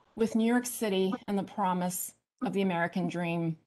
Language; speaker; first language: English; early bilingual, other home language; Chinese